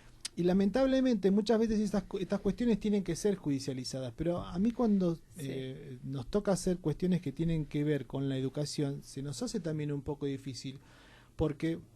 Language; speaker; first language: Spanish; native; Spanish